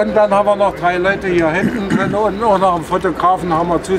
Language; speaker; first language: German; native; German